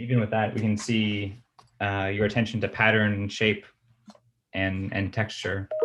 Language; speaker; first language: English; native; English